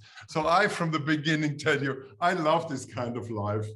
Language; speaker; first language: English; non-native, fluent; German